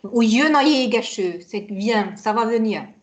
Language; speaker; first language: French; non-native, fluent; Hungarian